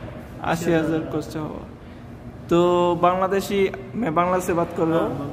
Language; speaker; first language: Hindi; non-native, learner; Bangla